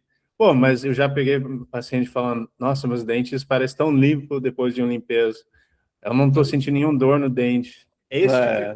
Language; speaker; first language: Portuguese; early bilingual, heritage; English